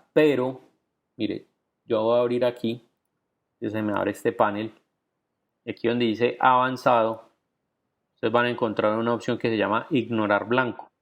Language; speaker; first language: Spanish; native; Spanish